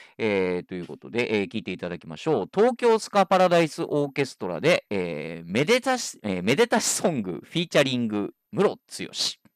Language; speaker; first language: Japanese; native; Japanese